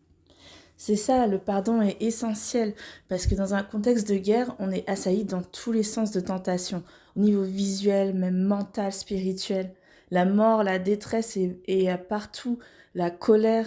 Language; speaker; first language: French; native; French